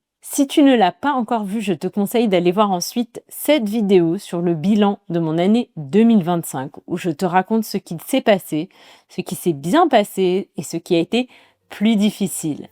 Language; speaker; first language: French; native; French